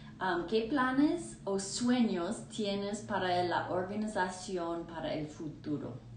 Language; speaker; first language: Spanish; non-native, fluent; English